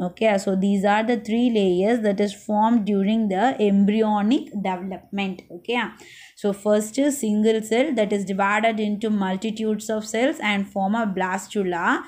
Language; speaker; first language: English; non-native, local second language; Tamil